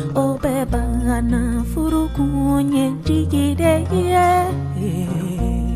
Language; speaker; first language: French; non-native, local second language; Fula